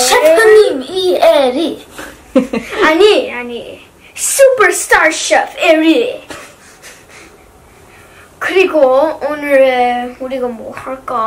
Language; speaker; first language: Korean; early bilingual, heritage; English